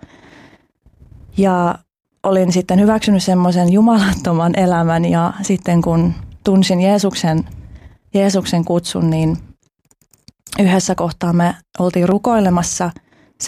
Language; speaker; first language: Finnish; early bilingual, other home language; Albanian